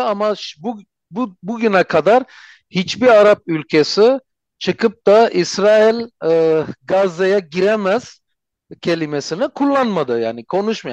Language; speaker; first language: Turkish; non-native, fluent; Armenian